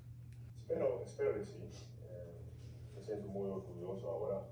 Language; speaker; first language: Spanish; non-native, fluent; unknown